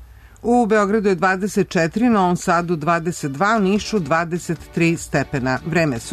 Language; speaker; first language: Serbian; native; Serbian